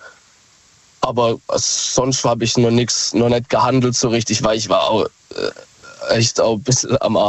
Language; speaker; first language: German; native; German